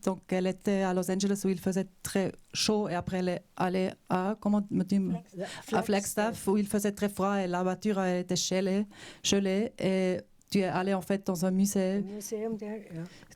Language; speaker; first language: French; non-native, local second language; German